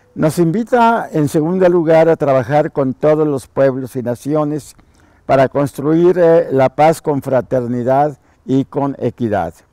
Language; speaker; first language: Spanish; native; Spanish